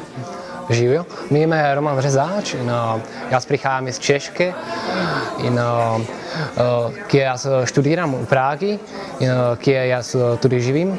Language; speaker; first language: Slovenian; non-native, learner; Czech